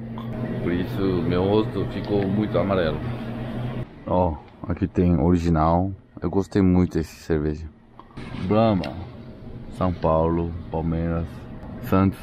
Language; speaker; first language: Portuguese; non-native, learner; Korean